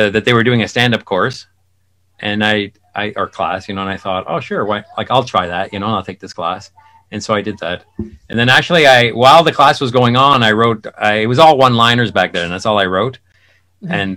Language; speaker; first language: English; native; English